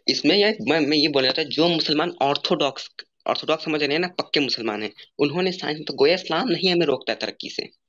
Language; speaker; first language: Hindi; native; Hindi